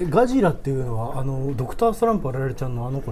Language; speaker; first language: Japanese; native; Japanese